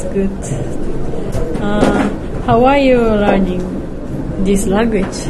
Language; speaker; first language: English; non-native, learner; Japanese